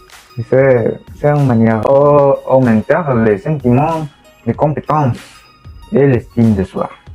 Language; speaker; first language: French; non-native, learner; Spanish